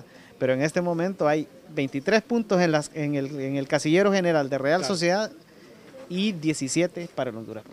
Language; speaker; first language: Spanish; native; Spanish